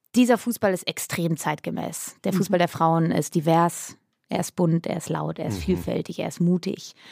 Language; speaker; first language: German; native; German